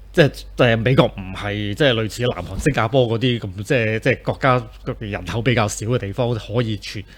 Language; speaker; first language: Cantonese; native; Cantonese